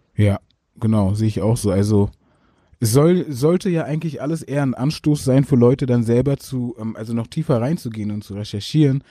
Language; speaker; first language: German; early bilingual, other home language; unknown